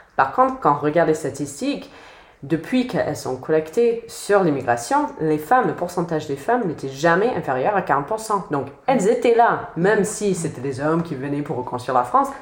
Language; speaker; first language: French; non-native, fluent; English